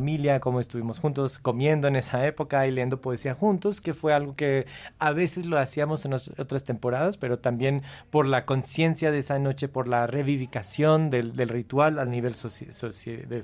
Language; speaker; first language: Spanish; non-native, fluent; English